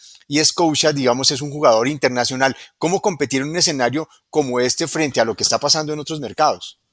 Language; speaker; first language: Spanish; native; Spanish